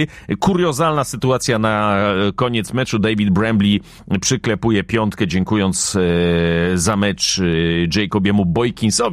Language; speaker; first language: Polish; native; Polish